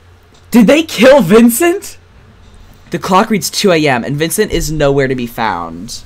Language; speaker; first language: English; native; English